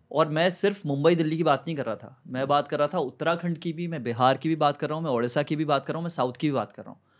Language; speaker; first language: Hindi; native; Hindi